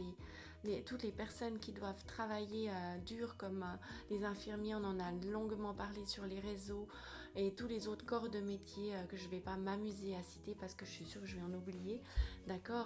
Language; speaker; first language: French; native; French